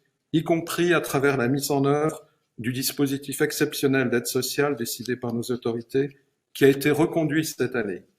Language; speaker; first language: French; native; French